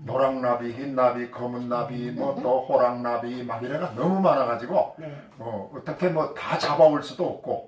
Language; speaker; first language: Korean; native; Korean